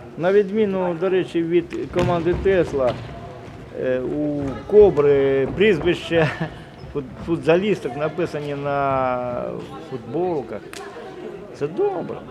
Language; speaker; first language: Ukrainian; non-native, local second language; Russian